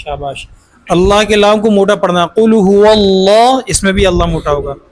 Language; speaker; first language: Hindi; native; Hindi